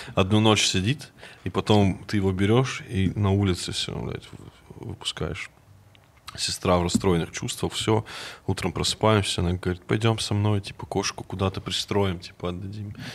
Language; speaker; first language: Russian; native; Russian